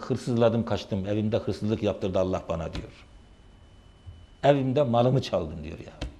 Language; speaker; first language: Turkish; native; Turkish